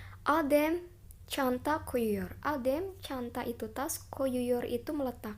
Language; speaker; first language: Turkish; non-native, fluent; Indonesian